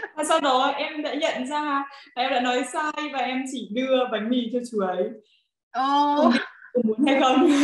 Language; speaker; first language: Vietnamese; native; Vietnamese